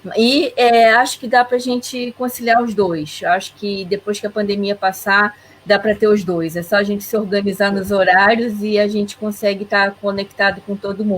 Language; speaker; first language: Portuguese; native; Portuguese